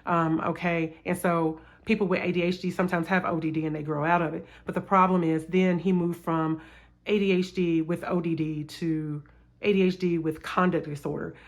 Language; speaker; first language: English; native; English